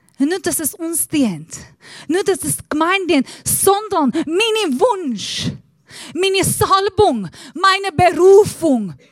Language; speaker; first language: German; non-native, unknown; Persian